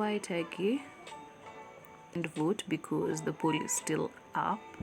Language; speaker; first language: English; non-native, local second language; Swahili